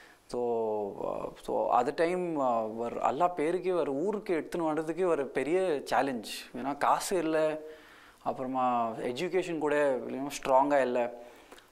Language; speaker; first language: Tamil; non-native, local second language; Hindi